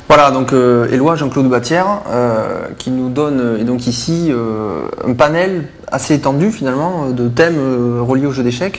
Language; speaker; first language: French; native; French